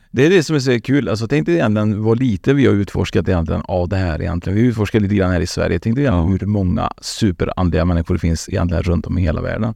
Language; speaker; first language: Swedish; native; Swedish